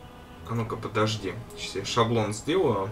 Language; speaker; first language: Russian; native; Russian